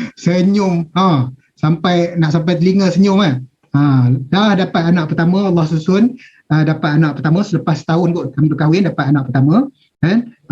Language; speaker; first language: Malay; native; Malay